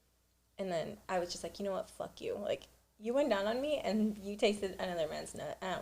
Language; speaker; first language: English; native; English